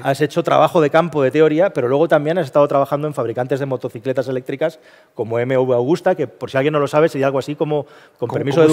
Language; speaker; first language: Spanish; native; Spanish